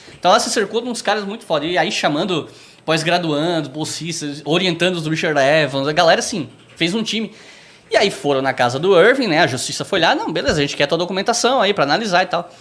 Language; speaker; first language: Portuguese; native; Portuguese